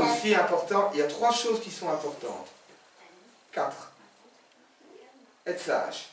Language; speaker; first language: French; native; French